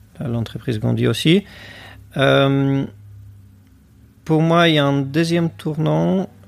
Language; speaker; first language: French; non-native, fluent; Polish